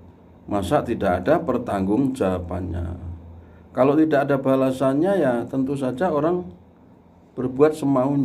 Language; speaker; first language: Indonesian; non-native, local second language; Javanese